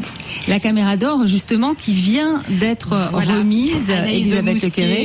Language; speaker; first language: French; native; French